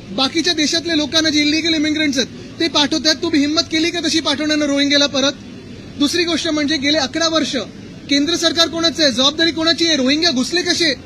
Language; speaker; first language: Marathi; native; Marathi